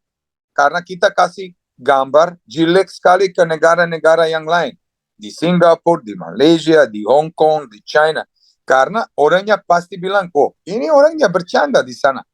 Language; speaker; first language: Indonesian; non-native, fluent; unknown